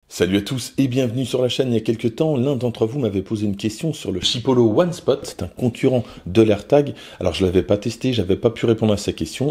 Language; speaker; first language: French; native; French